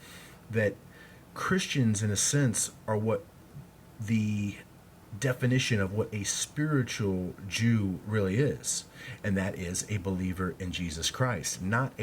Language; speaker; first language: English; native; English